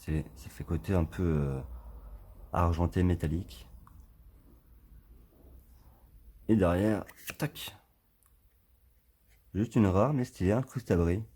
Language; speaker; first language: French; native; French